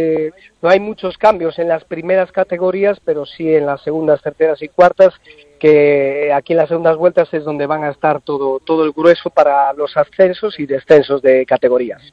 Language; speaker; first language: Spanish; native; Spanish